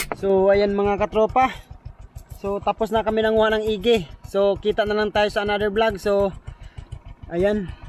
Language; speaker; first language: Filipino; non-native, local second language; Cebuano